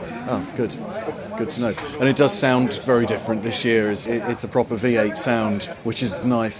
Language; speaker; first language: English; native; English